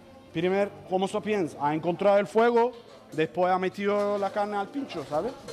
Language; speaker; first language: Spanish; non-native, learner; Turkish